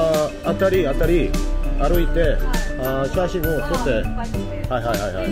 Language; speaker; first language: Japanese; non-native, learner; Korean